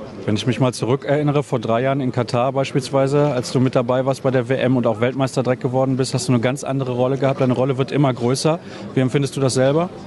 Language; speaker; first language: German; native; German